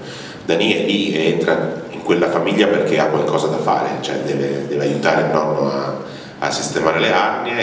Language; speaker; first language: Italian; native; Italian